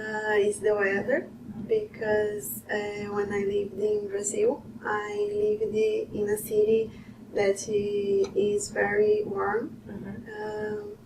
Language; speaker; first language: English; non-native, learner; Portuguese